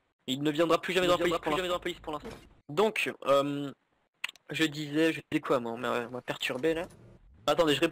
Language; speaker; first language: French; native; French